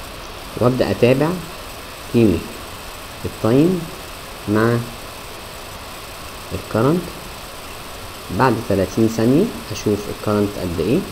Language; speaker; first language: Arabic; native; Arabic